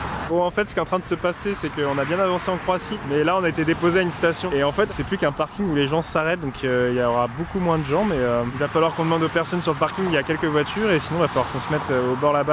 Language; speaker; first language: French; native; French